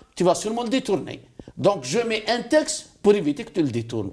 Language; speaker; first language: French; non-native, local second language; Arabic